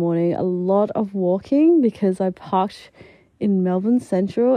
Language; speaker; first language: English; native; English